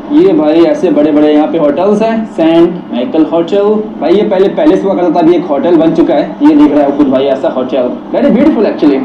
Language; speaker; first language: Hindi; native; Hindi